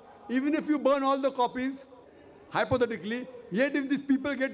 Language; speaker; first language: English; non-native, local second language; Urdu